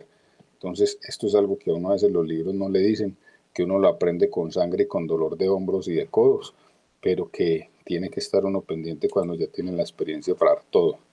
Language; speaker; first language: Spanish; native; Spanish